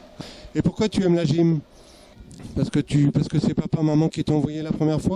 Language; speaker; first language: French; native; French